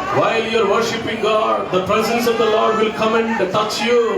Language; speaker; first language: English; non-native, local second language; Telugu